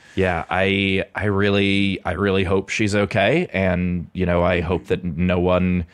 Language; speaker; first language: English; native; English